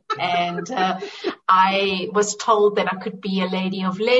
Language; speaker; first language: English; native; English